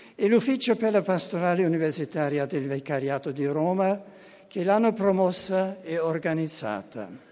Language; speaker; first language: Italian; non-native, fluent; German